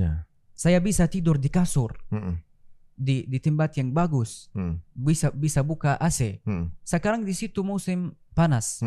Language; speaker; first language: Indonesian; non-native, fluent; Arabic